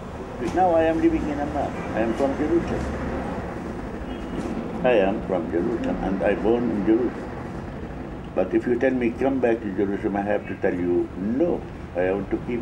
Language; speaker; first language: English; non-native, fluent; Arabic